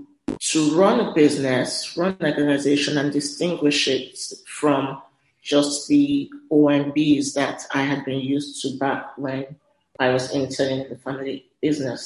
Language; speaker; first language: English; non-native, local second language; Yoruba